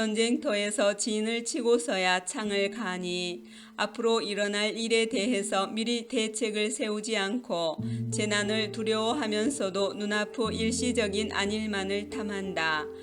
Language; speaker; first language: Korean; native; Korean